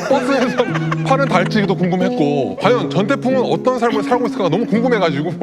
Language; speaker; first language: Korean; native; Korean